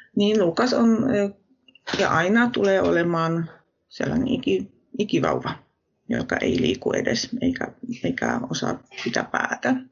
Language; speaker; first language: Finnish; non-native, fluent; Polish